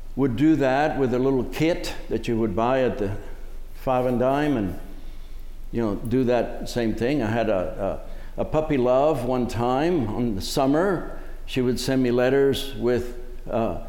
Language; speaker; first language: English; early bilingual, other home language; Spanish